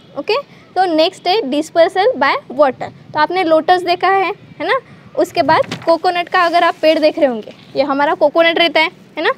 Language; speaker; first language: Hindi; non-native, local second language; Marathi